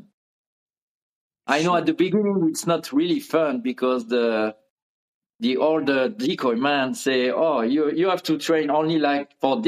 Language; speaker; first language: English; non-native, learner; French